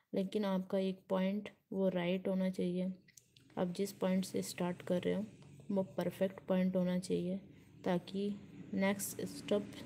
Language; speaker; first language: Hindi; native; Hindi